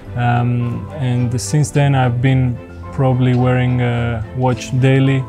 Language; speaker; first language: English; non-native, fluent; Georgian